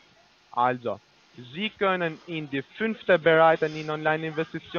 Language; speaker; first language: German; non-native, learner; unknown